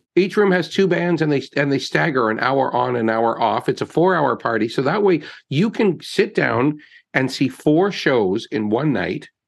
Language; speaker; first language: English; native; English